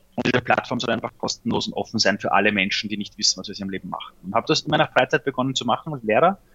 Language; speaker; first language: German; early bilingual, other home language; Persian